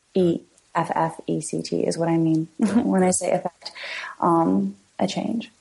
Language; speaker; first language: English; native; English